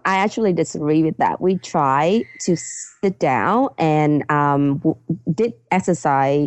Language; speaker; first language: English; non-native, fluent; Vietnamese